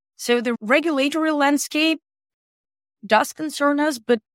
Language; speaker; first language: English; non-native, fluent; Ukrainian